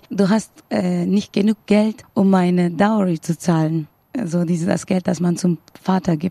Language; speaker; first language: German; non-native, learner; Kurdish